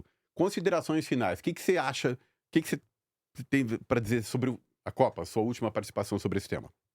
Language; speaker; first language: Portuguese; native; Portuguese